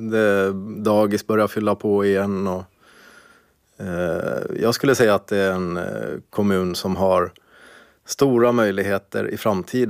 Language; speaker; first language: Swedish; native; Swedish